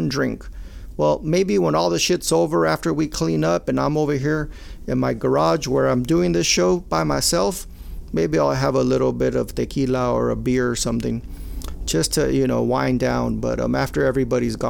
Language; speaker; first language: English; native; English